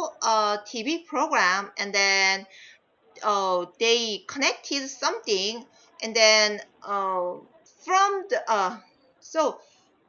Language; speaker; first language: English; non-native, fluent; Korean